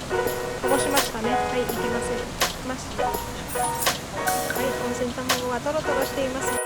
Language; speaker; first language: Japanese; non-native, learner; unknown